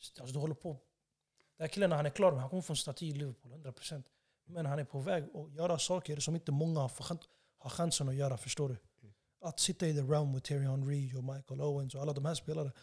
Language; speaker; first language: Swedish; early bilingual, other home language; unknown